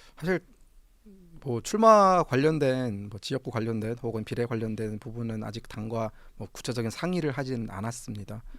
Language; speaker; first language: Korean; native; Korean